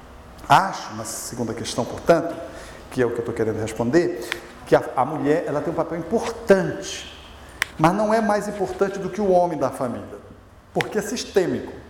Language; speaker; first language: Portuguese; native; Portuguese